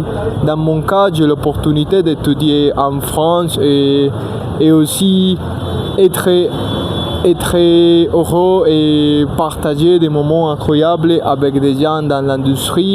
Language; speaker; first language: French; non-native, learner; Spanish